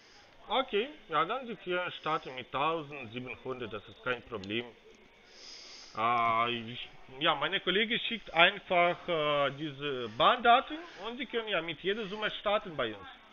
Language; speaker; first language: German; non-native, fluent; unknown